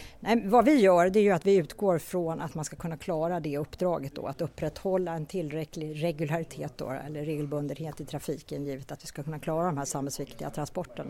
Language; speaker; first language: Swedish; native; Swedish